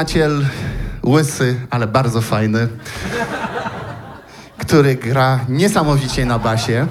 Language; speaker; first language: Polish; non-native, learner; French